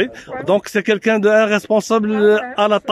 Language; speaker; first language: French; non-native, local second language; Arabic